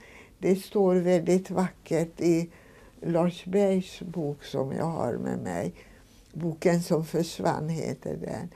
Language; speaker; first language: Swedish; non-native, fluent; Hungarian